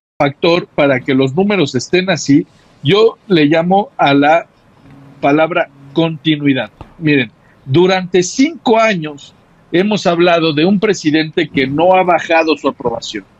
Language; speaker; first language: Spanish; native; Spanish